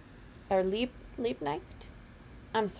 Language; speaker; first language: English; native; English